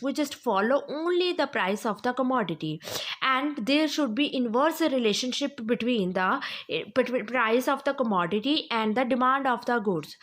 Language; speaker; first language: English; non-native, local second language; Hindi